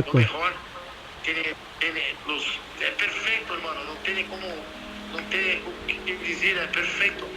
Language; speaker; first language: Spanish; non-native, learner; Portuguese